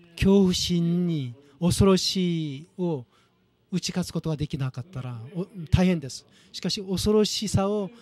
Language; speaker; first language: Japanese; non-native, fluent; Korean